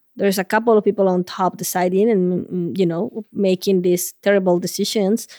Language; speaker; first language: English; non-native, fluent; Spanish